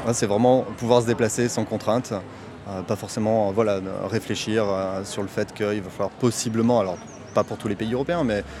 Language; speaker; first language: French; native; French